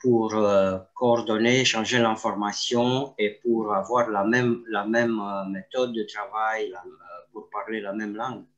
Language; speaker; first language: French; non-native, fluent; Romanian